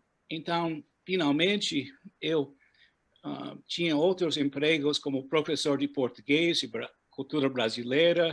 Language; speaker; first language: Portuguese; non-native, fluent; English